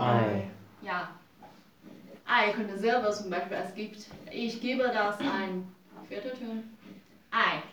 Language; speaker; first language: German; non-native, learner; Chinese